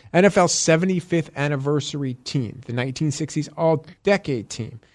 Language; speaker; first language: English; native; English